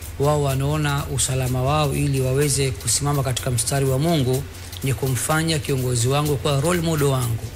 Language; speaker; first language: Swahili; native; Swahili